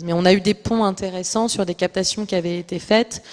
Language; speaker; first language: French; native; French